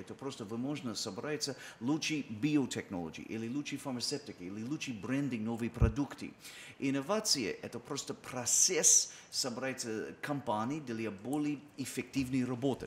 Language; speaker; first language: Russian; non-native, learner; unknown